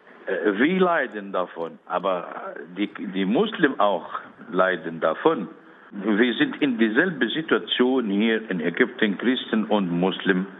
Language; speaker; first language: German; non-native, learner; Arabic